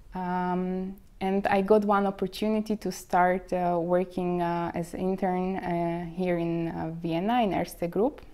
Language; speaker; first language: English; non-native, fluent; Slovak